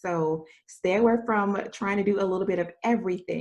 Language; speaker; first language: English; native; English